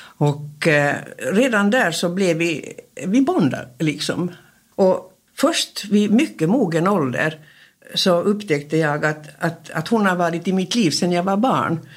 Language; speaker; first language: Swedish; native; Swedish